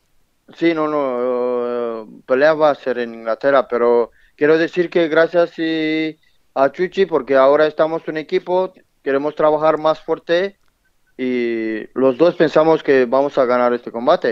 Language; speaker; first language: Spanish; non-native, learner; Romanian